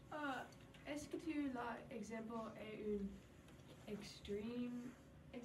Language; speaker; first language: French; non-native, learner; English